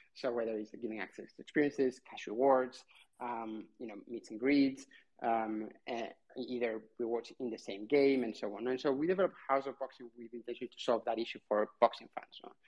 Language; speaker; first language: English; non-native, fluent; Spanish